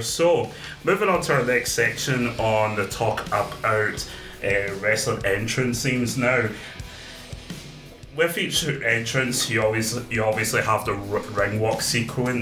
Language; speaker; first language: English; native; English